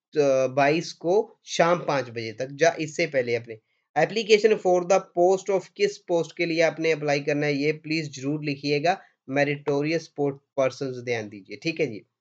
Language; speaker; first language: Hindi; non-native, local second language; Punjabi